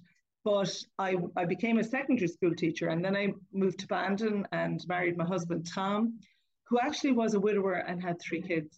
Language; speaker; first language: English; native; English